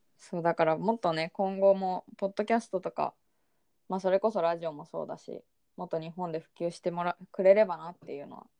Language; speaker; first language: Japanese; native; Japanese